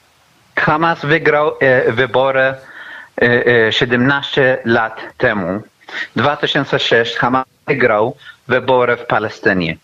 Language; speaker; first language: Polish; non-native, fluent; Arabic